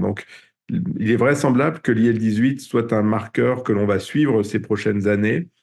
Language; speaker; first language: French; native; French